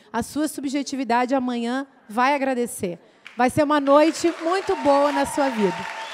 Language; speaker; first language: Portuguese; native; Portuguese